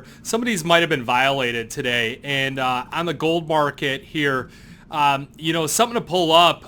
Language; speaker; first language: English; native; English